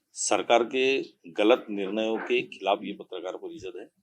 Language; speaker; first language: Hindi; non-native, local second language; Marathi